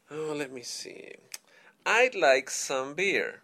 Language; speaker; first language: English; non-native, fluent; Spanish